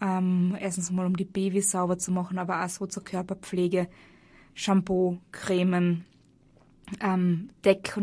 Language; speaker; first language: German; native; German